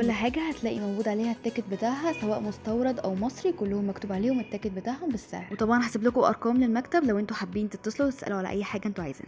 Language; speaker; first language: Arabic; native; Arabic